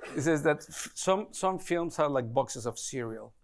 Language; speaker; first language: English; non-native, fluent; Spanish